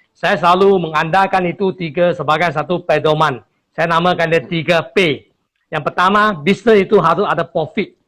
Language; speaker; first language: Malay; non-native, local second language; Chinese